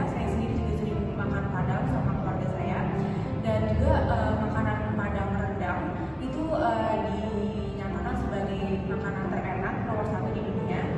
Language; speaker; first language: Indonesian; native; Indonesian